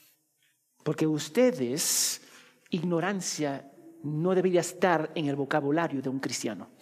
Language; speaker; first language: Spanish; early bilingual, heritage; Spanish